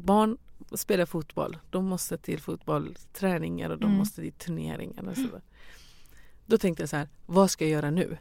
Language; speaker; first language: Swedish; non-native, fluent; Persian